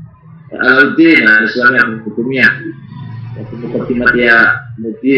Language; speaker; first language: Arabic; non-native, fluent; Indonesian